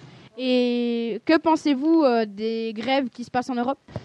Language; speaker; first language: French; native; French